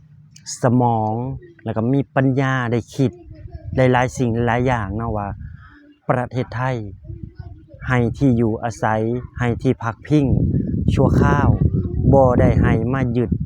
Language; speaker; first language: Thai; non-native, local second language; Lao